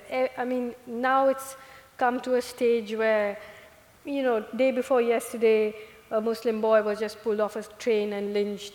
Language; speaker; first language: English; non-native, local second language; Malayalam